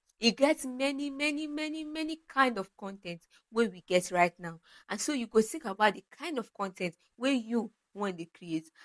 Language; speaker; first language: Nigerian Pidgin; non-native, local second language; Yoruba